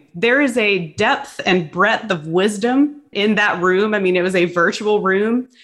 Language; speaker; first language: English; native; English